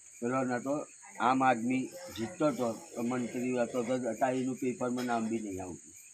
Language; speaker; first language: Gujarati; native; Gujarati